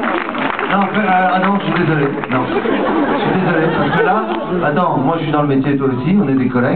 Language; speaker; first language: French; native; French